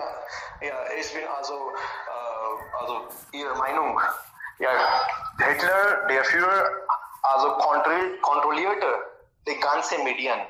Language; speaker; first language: German; non-native, learner; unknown